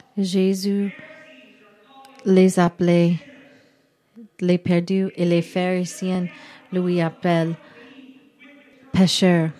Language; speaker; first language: French; non-native, learner; English